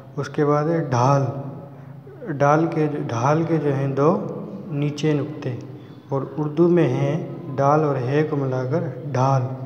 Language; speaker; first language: Urdu; non-native, local second language; Sindhi